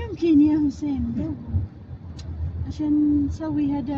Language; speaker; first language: Arabic; non-native, learner; Filipino